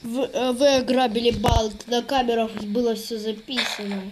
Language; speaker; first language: Russian; native; Russian